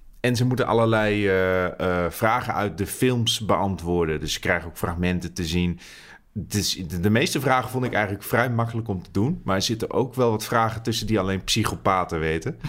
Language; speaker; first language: Dutch; native; Dutch